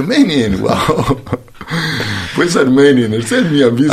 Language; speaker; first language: German; non-native, fluent; Spanish